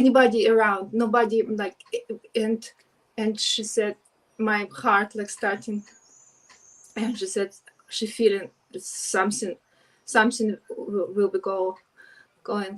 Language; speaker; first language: English; non-native, learner; Ukrainian